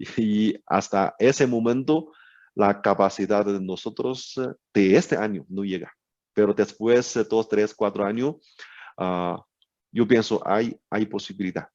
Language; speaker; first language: Spanish; non-native, learner; Chinese